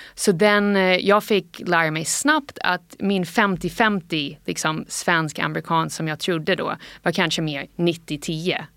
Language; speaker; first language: Swedish; non-native, fluent; English